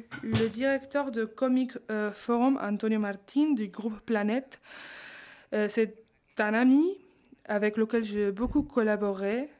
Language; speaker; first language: French; non-native, fluent; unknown